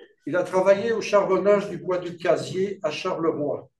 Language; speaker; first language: French; native; French